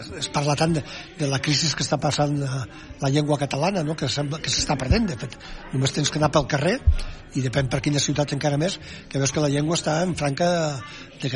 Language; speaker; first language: Catalan; native; Catalan